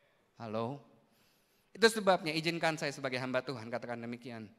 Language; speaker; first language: Indonesian; native; Indonesian